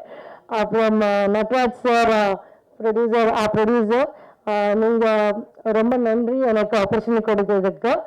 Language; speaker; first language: Tamil; non-native, learner; Kannada